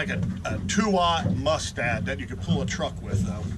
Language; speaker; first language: English; native; English